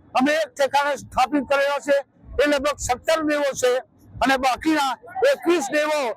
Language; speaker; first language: Gujarati; non-native, local second language; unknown